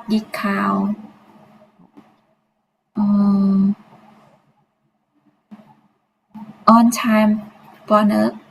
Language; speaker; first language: English; non-native, learner; Vietnamese